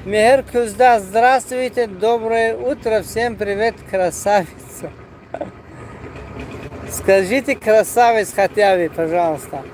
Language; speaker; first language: Russian; non-native, learner; Tajik